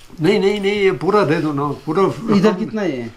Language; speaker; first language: Hindi; non-native, learner; Bangla